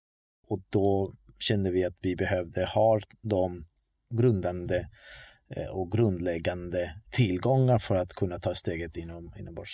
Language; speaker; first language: Swedish; non-native, fluent; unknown